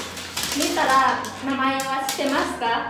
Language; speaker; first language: Japanese; non-native, learner; Vietnamese